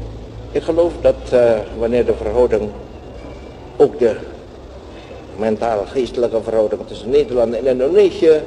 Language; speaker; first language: Dutch; non-native, local second language; Javanese